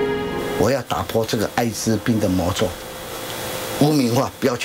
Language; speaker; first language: Chinese; non-native, local second language; Min Nan Chinese